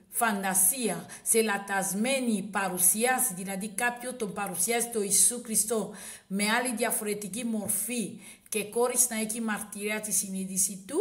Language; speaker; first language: Greek; non-native, learner; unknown